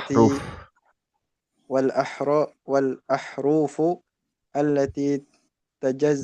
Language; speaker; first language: Arabic; non-native, learner; Indonesian